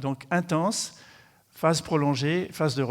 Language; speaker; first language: French; native; French